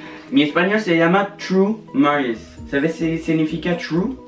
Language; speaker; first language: Spanish; non-native, learner; French